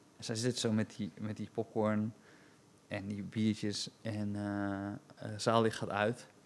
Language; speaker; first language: Dutch; native; Dutch